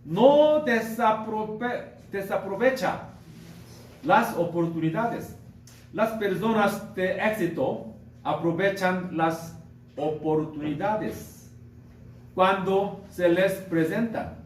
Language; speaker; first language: Spanish; non-native, learner; Korean